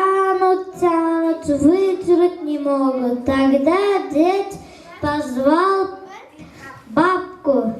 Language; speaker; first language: Russian; non-native, learner; Uzbek